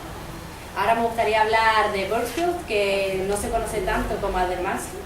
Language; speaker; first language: Spanish; native; Spanish